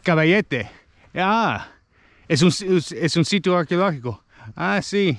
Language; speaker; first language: Spanish; non-native, learner; English